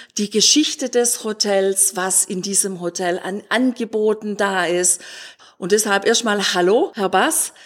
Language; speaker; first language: German; native; German